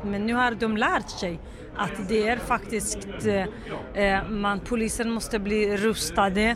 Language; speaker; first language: Swedish; non-native, fluent; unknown